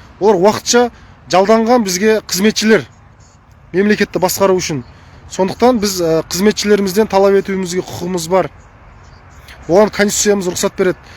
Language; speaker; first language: Kazakh; native; Kazakh